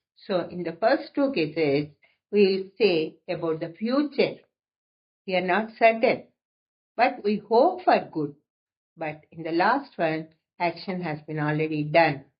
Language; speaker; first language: English; non-native, local second language; Telugu